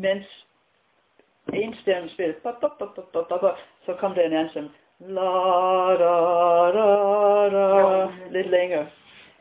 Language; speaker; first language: Danish; non-native, fluent; English